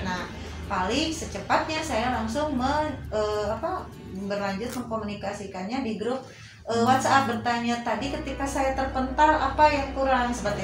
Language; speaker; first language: Indonesian; non-native, local second language; Sundanese